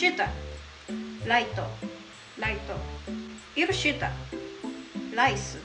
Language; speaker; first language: Lithuanian; non-native, learner; Japanese